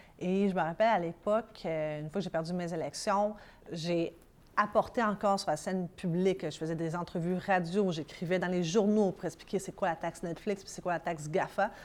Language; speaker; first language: French; early bilingual, other home language; Arabic